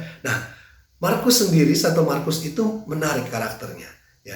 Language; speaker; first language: Indonesian; native; Indonesian